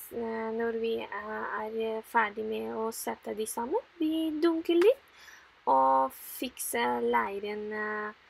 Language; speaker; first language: Norwegian; non-native, fluent; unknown